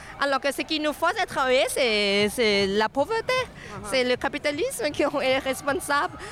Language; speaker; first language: French; non-native, fluent; Thai